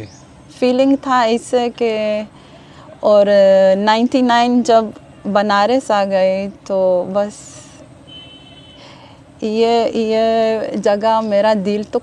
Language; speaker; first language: Hindi; non-native, learner; Hebrew